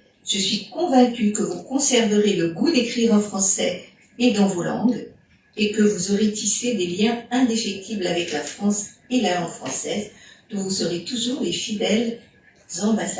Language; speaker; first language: French; native; French